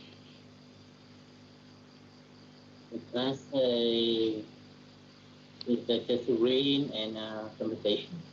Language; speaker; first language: English; non-native, learner; Vietnamese